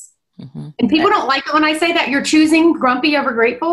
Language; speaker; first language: English; native; English